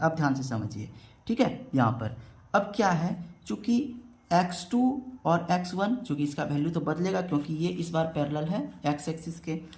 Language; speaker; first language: Hindi; native; Hindi